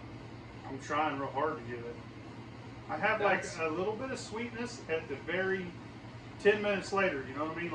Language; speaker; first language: English; native; English